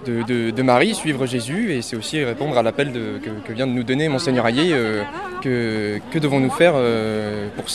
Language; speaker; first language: French; native; French